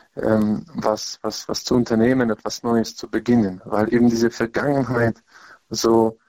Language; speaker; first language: German; non-native, fluent; Polish